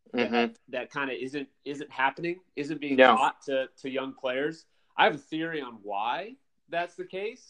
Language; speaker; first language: English; native; English